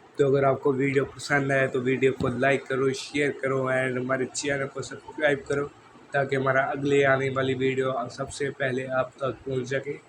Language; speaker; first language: Urdu; non-native, local second language; Punjabi